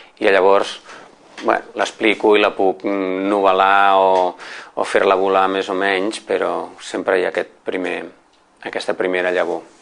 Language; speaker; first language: Catalan; native; Catalan